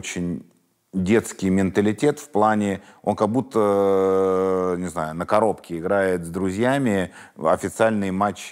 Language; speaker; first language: Russian; native; Russian